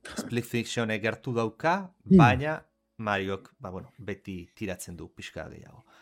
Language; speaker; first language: Basque; native; Basque